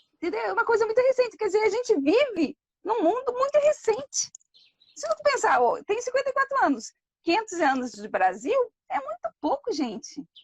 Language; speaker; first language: Portuguese; native; Portuguese